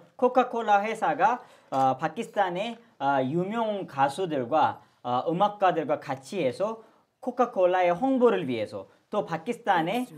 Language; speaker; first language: Korean; non-native, fluent; Urdu